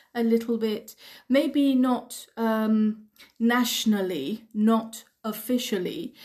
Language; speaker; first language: English; native; English